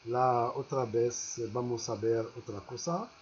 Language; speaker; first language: Spanish; non-native, learner; Arabic